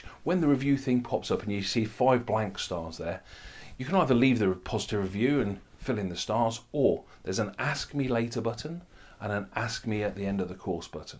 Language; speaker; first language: English; native; English